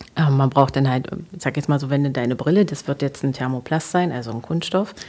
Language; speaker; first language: German; native; German